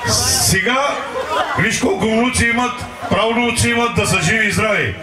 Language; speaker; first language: Bulgarian; non-native, local second language; Turkish